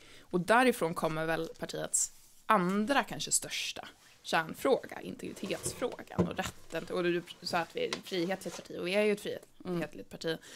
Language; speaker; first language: Swedish; native; Swedish